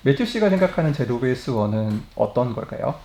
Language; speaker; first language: Korean; native; Korean